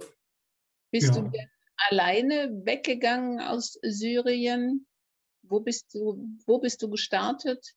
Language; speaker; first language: German; native; German